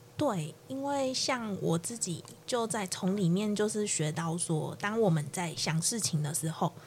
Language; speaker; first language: Chinese; native; Chinese